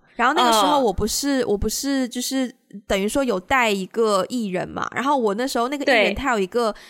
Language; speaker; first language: Chinese; native; Chinese